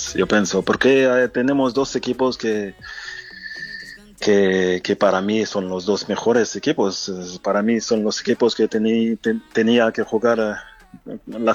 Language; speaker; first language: Spanish; non-native, fluent; French